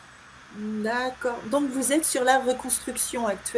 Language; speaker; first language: French; native; French